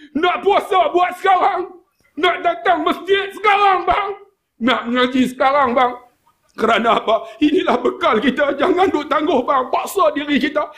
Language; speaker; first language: Malay; native; Malay